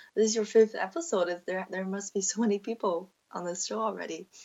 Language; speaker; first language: English; non-native, fluent; Chinese